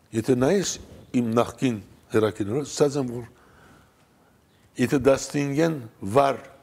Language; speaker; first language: Armenian; early bilingual, heritage; Armenian